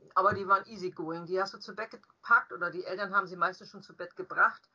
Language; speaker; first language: German; native; German